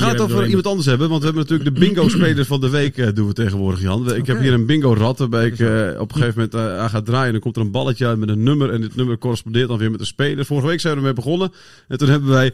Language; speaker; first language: Dutch; native; Dutch